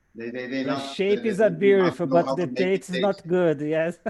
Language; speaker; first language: English; non-native, learner; Portuguese